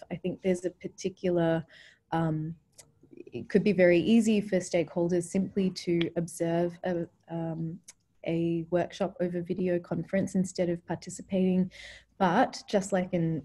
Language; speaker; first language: English; native; English